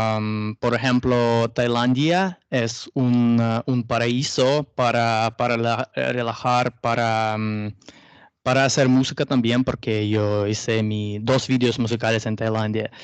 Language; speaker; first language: Spanish; non-native, learner; Russian